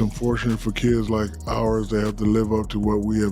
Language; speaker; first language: English; native; English